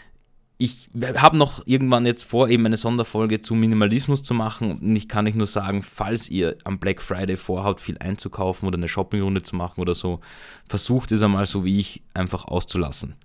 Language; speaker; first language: German; native; German